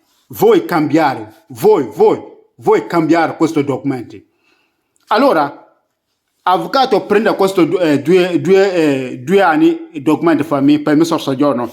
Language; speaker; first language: Italian; non-native, learner; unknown